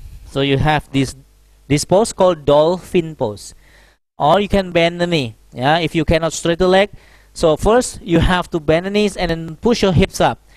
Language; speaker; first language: English; non-native, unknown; Indonesian